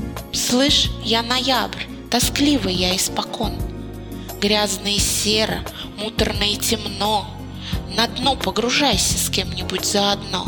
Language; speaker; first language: Russian; native; Russian